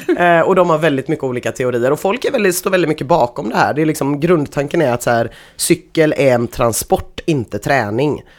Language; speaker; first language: Swedish; native; Swedish